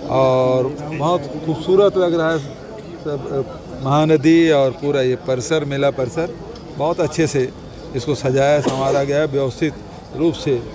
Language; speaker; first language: Hindi; native; Hindi